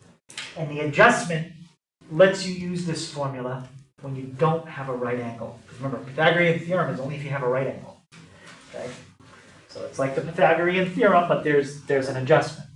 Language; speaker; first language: English; native; English